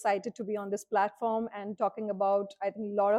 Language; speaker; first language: English; non-native, local second language; Hindi